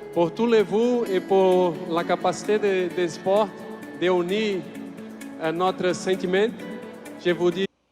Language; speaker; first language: French; non-native, learner; Portuguese